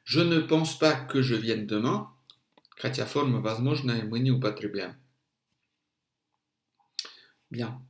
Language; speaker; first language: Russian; non-native, fluent; French